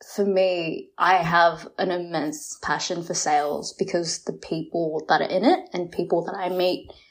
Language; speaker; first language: English; early bilingual, other home language; Vietnamese